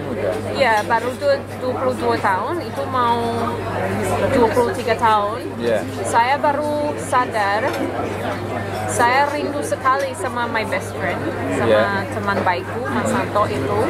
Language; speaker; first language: Indonesian; non-native, fluent; English